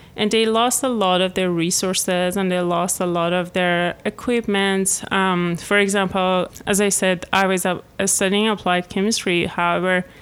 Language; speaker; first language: English; non-native, fluent; Persian